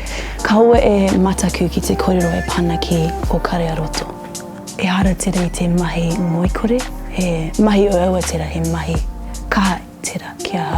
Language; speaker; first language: Māori; non-native, local second language; English